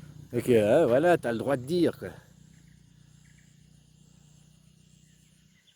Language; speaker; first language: French; native; French